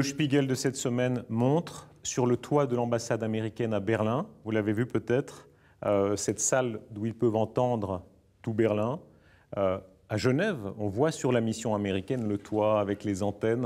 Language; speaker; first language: French; native; French